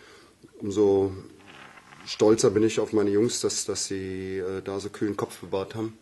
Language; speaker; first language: German; native; German